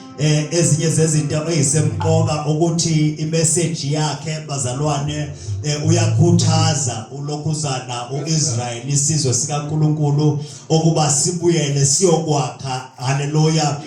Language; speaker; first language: Zulu; native; Zulu